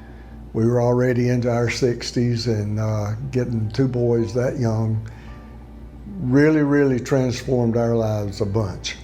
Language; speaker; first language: English; native; English